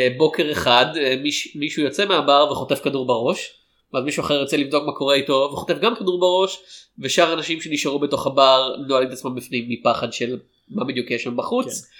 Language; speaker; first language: Hebrew; native; Hebrew